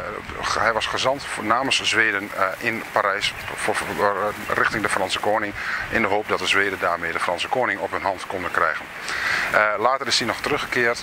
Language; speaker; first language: Dutch; native; Dutch